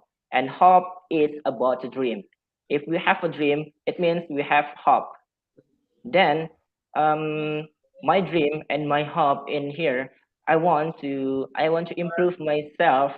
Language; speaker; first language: English; non-native, fluent; Javanese